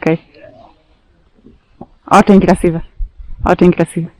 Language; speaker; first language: Russian; non-native, learner; Polish